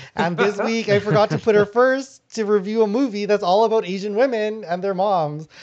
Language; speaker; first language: English; non-native, fluent; Lao